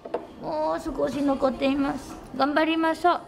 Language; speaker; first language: Japanese; non-native, learner; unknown